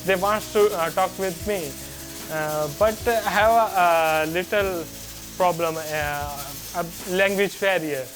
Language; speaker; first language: English; non-native, learner; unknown